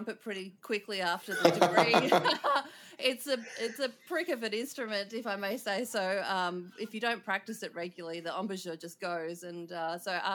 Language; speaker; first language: English; native; English